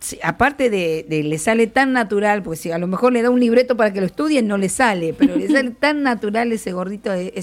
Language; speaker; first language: Spanish; native; Spanish